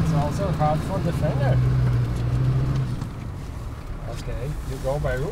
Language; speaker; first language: English; non-native, learner; Latvian